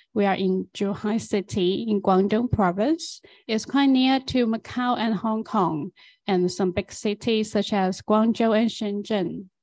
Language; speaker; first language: English; non-native, fluent; Chinese